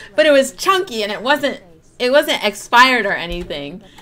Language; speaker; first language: English; native; English